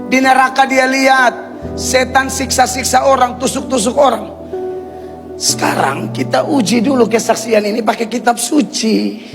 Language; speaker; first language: Indonesian; native; Indonesian